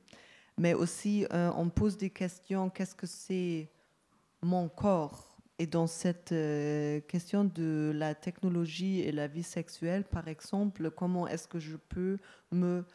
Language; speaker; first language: French; non-native, fluent; German